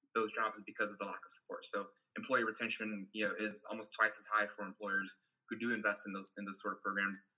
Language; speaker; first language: English; non-native, fluent; Portuguese